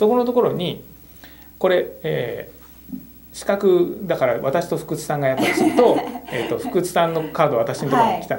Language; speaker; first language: Japanese; native; Japanese